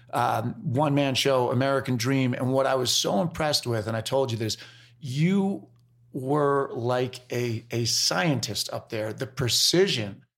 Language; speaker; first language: English; native; English